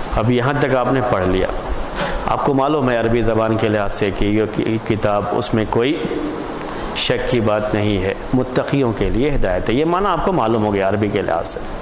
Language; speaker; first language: Urdu; native; Urdu